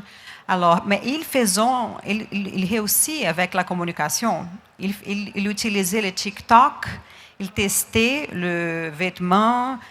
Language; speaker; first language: French; non-native, learner; Portuguese